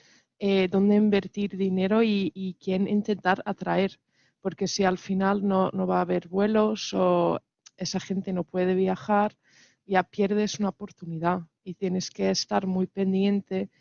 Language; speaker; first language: Spanish; non-native, fluent; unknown